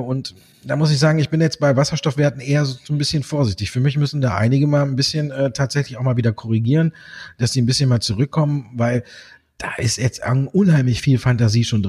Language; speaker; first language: German; native; German